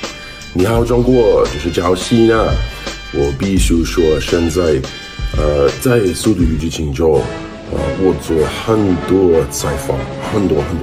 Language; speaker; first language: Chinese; non-native, learner; English